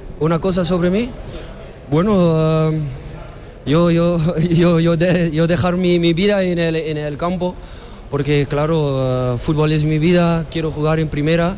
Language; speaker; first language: Spanish; non-native, learner; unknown